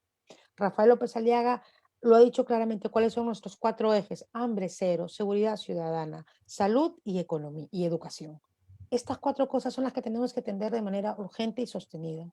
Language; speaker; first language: Spanish; native; Spanish